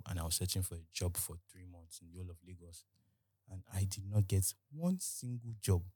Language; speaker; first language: English; non-native, local second language; Yoruba